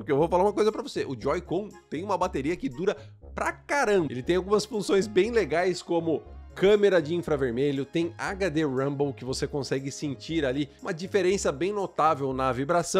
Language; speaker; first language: Portuguese; native; Portuguese